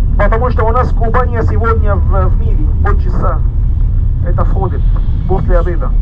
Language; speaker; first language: Russian; non-native, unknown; Arabic